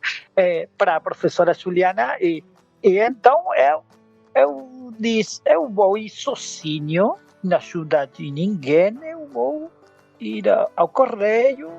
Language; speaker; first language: Portuguese; non-native, learner; Spanish